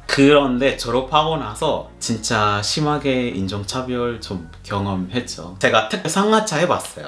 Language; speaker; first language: Korean; non-native, fluent; Gusii